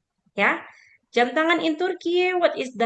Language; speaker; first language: English; non-native, fluent; Indonesian